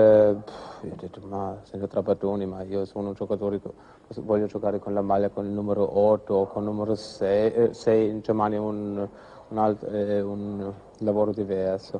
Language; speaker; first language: Italian; non-native, fluent; German